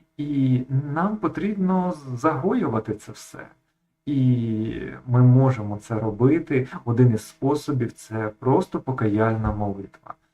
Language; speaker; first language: Ukrainian; native; Ukrainian